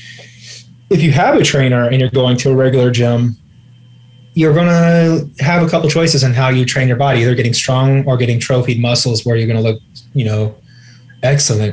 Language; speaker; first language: English; native; English